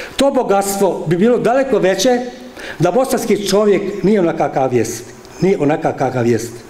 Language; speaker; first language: Croatian; native; Croatian